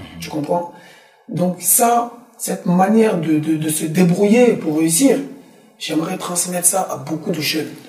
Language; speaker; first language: French; early bilingual, other home language; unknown